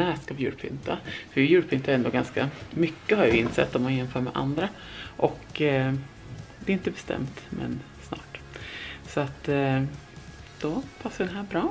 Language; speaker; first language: Swedish; native; Swedish